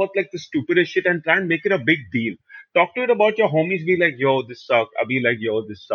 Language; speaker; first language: English; non-native, local second language; Hindi